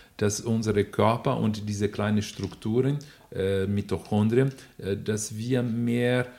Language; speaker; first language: German; non-native, fluent; Portuguese